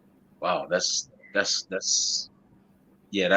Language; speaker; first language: English; native; English